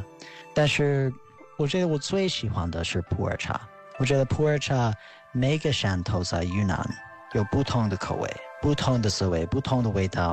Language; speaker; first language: Chinese; non-native, fluent; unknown